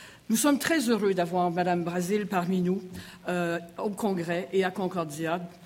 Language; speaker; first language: French; native; French